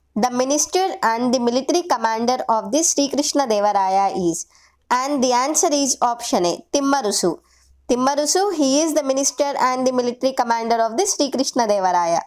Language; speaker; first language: English; non-native, local second language; Telugu